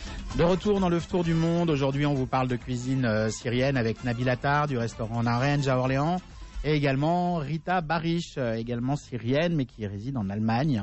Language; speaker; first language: French; native; French